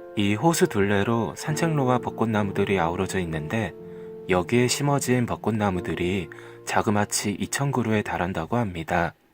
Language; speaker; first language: Korean; native; Korean